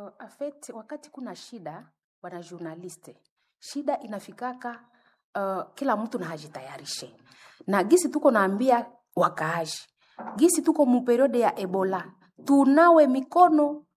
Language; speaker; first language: Swahili; native; Swahili